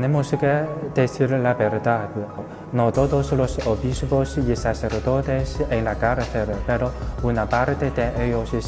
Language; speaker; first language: Spanish; non-native, fluent; Chinese